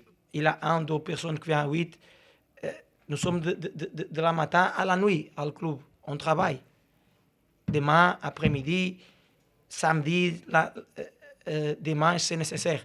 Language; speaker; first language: French; non-native, learner; Portuguese